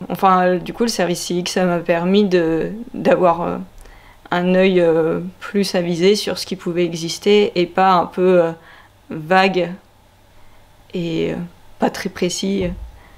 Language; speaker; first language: French; native; French